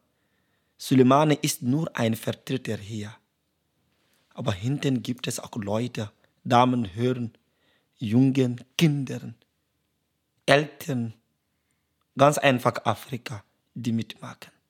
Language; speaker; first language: German; non-native, learner; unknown